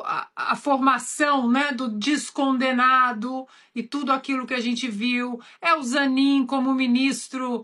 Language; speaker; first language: Portuguese; native; Portuguese